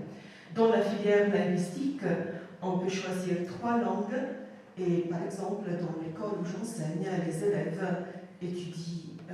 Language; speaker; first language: French; non-native, fluent; Italian